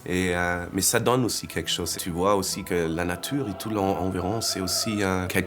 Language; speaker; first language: French; non-native, fluent; German